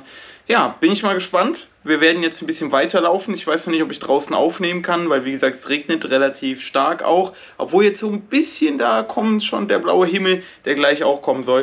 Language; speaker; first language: German; native; German